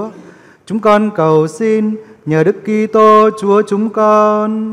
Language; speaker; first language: Vietnamese; native; Vietnamese